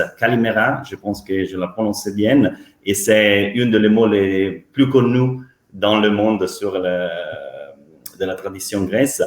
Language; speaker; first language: French; non-native, fluent; Italian